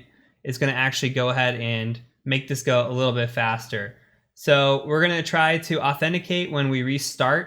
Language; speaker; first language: English; native; English